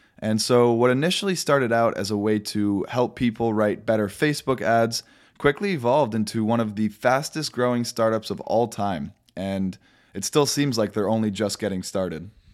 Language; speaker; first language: English; native; English